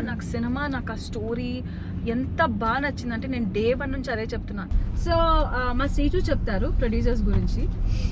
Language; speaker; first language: Telugu; native; Telugu